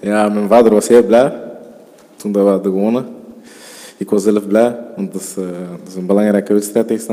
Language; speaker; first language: Dutch; early bilingual, other home language; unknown